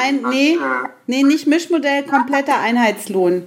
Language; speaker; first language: German; native; German